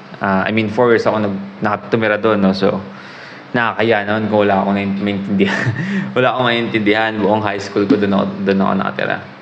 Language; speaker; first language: Filipino; native; Filipino